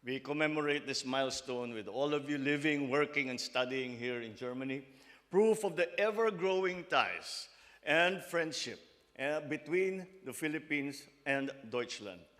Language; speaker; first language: English; non-native, local second language; Filipino